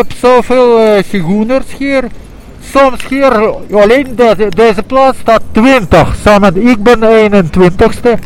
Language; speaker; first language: Dutch; non-native, learner; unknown